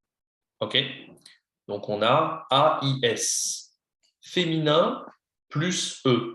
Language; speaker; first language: French; non-native, fluent; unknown